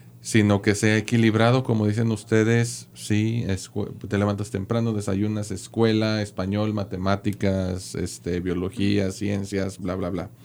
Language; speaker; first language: Spanish; native; Spanish